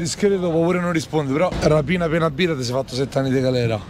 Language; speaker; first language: Italian; native; Italian